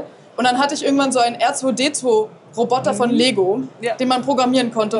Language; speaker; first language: German; native; German